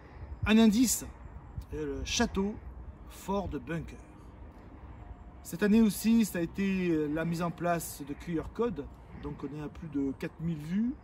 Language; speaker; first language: French; native; French